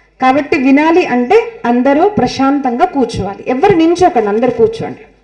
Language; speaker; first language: Telugu; non-native, local second language; Marathi